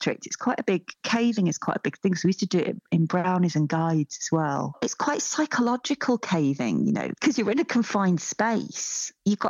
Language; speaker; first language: English; native; English